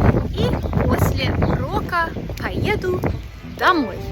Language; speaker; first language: Russian; non-native, fluent; English